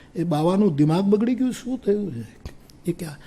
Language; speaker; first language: Hindi; non-native, local second language; Gujarati